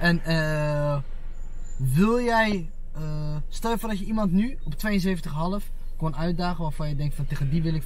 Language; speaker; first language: Dutch; native; Dutch